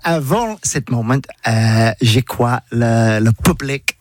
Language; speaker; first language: French; non-native, learner; English